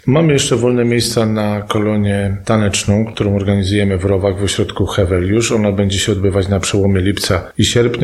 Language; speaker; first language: Polish; native; Polish